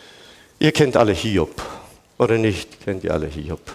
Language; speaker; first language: German; non-native, fluent; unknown